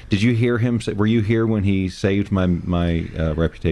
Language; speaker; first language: English; native; English